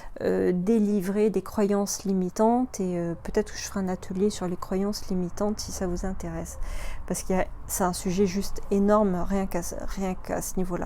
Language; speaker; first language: French; native; French